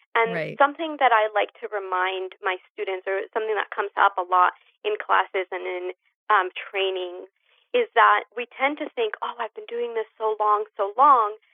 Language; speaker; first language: English; early bilingual, other home language; Spanish